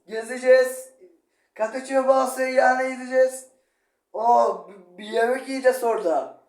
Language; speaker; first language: Turkish; non-native, learner; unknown